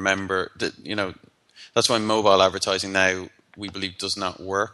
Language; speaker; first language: English; native; English